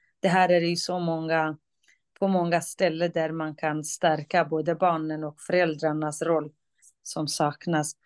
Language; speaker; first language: Swedish; non-native, fluent; Kurdish